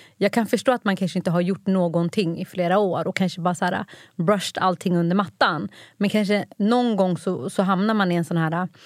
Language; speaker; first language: Swedish; early bilingual, other home language; Somali